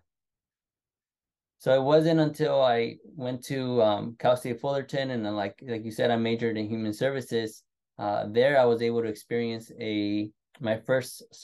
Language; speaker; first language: English; native; English